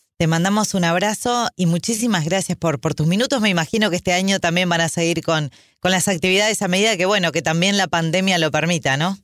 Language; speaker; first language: Spanish; native; Spanish